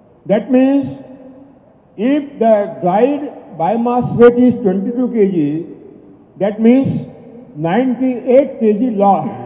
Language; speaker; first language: English; non-native, local second language; Marathi